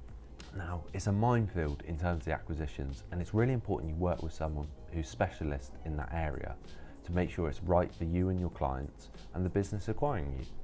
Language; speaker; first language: English; native; English